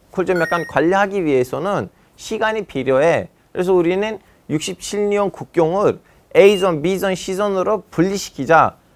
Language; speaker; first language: Korean; non-native, fluent; Turkish